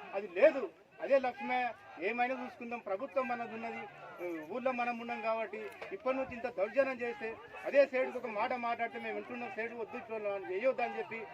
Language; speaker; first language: Telugu; native; Telugu